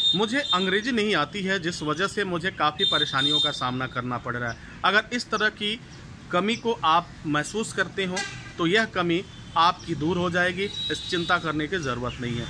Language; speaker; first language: Hindi; native; Hindi